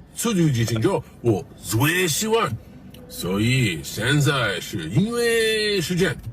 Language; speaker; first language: Chinese; non-native, learner; English